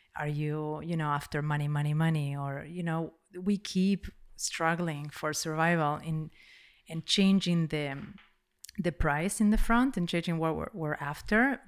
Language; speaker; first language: English; non-native, fluent; Spanish